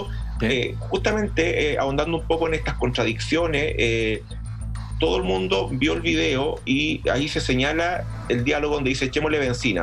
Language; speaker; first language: Spanish; native; Spanish